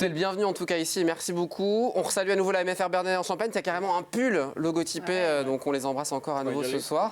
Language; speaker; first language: French; native; French